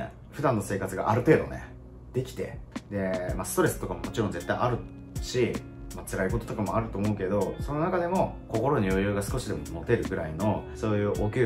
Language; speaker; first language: Japanese; native; Japanese